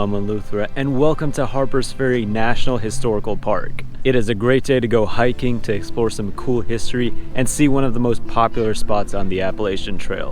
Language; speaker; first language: English; native; English